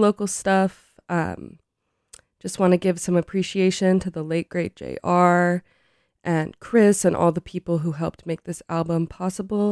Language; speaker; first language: English; native; English